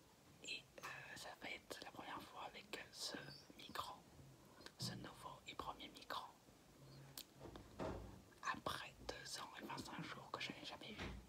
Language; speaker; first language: French; native; French